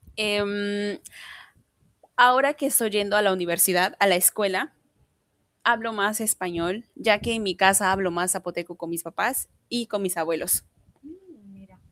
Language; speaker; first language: Spanish; non-native, local second language; Zapotec